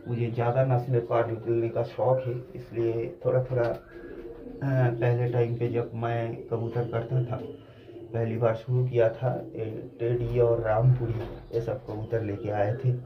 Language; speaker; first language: Hindi; non-native, local second language; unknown